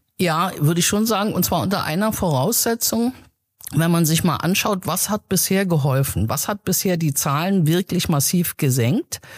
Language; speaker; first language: German; early bilingual, other home language; Persian